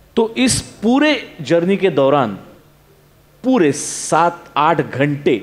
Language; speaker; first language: Hindi; non-native, local second language; Marathi